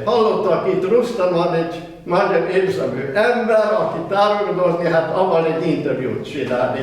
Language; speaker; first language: Hungarian; early bilingual, heritage; German